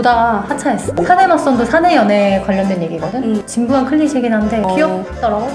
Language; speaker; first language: Korean; native; Korean